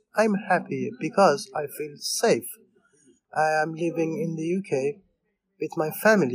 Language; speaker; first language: English; non-native, learner; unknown